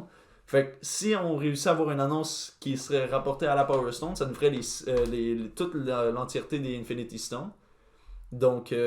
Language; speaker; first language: French; native; French